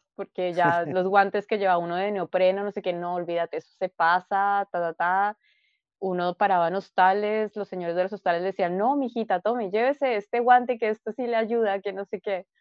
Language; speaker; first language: Spanish; native; Spanish